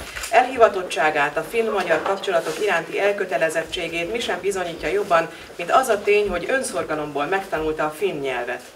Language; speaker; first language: Hungarian; native; Hungarian